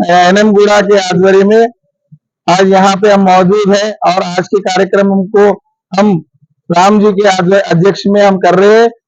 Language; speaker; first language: Hindi; non-native, local second language; Telugu